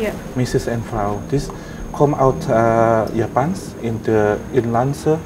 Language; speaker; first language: Dutch; non-native, learner; Indonesian